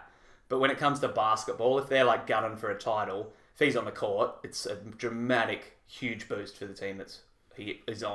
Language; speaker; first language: English; native; English